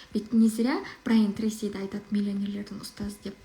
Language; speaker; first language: Russian; non-native, local second language; Kazakh